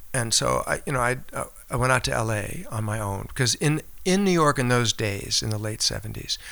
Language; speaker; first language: English; native; English